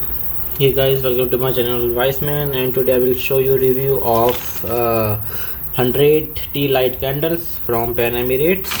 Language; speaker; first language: English; non-native, local second language; Hindi